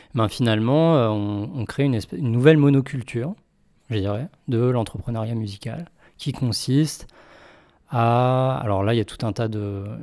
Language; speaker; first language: French; native; French